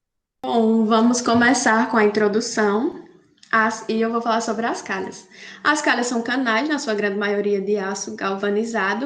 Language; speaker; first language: Portuguese; native; Portuguese